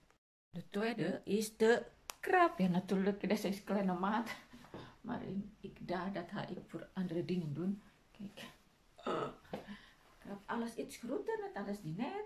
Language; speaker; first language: Dutch; non-native, learner; Indonesian